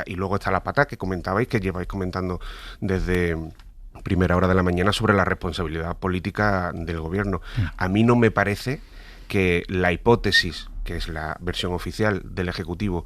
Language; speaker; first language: Spanish; native; Spanish